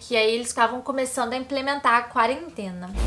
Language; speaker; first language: Portuguese; native; Portuguese